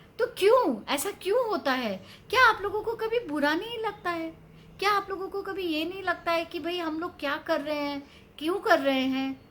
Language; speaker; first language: Hindi; non-native, local second language; Bangla